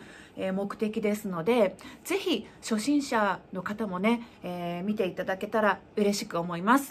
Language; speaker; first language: Japanese; native; Japanese